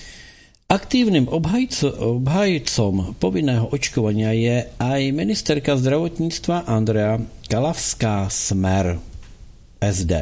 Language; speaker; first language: Czech; native; Czech